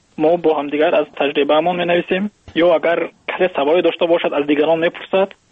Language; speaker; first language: Persian; native; Persian